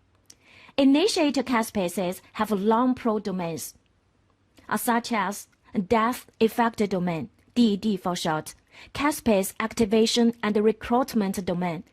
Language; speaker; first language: English; non-native, fluent; Chinese